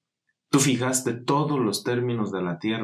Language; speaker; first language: Spanish; native; Spanish